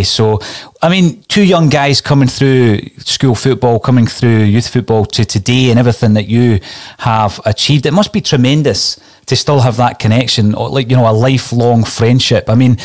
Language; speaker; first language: English; native; English